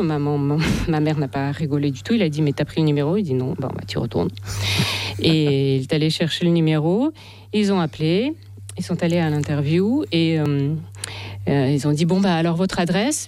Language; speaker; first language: French; non-native, fluent; Russian